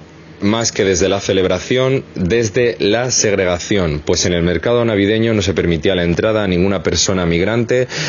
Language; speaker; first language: Spanish; native; Spanish